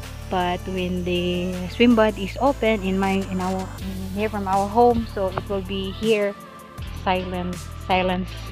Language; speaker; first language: English; non-native, local second language; Cebuano